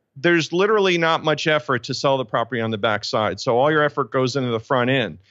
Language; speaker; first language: English; native; English